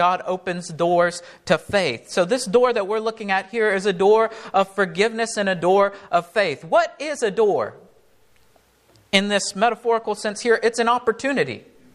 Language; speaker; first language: English; native; English